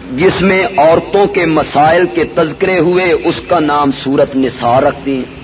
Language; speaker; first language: Urdu; non-native, local second language; Punjabi